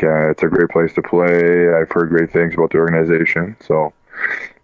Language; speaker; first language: English; native; English